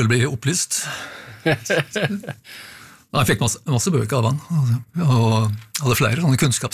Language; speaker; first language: Norwegian; native; Norwegian